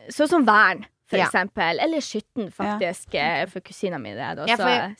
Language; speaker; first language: Norwegian; non-native, fluent; Polish